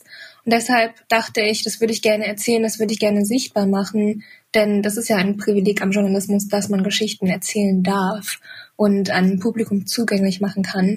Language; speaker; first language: German; native; German